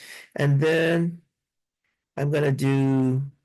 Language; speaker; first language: English; native; English